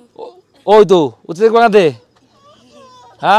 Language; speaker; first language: Portuguese; non-native, learner; Vietnamese